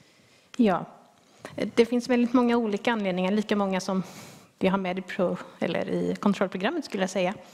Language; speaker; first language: Swedish; native; Swedish